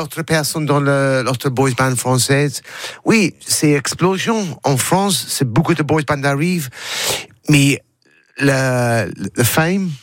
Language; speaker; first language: French; non-native, learner; English